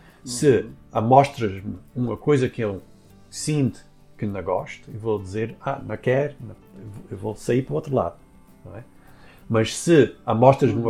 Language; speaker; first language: Portuguese; early bilingual, heritage; Portuguese